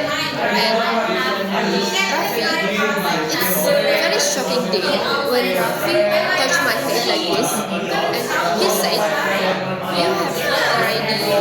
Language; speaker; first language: English; non-native, learner; Indonesian